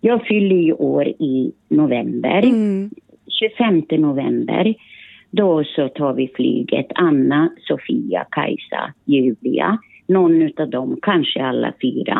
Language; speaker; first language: Swedish; early bilingual, other home language; Finnish